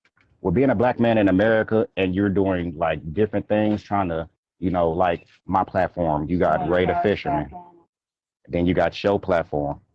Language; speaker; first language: English; native; English